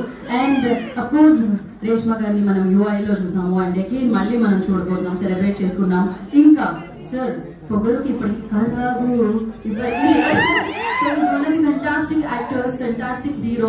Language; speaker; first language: Telugu; native; Telugu